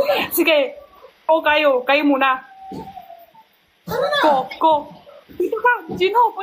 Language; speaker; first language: Filipino; non-native, learner; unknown